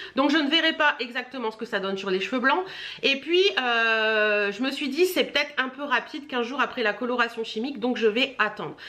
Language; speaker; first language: French; native; French